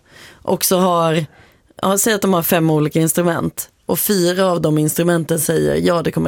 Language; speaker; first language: Swedish; native; Swedish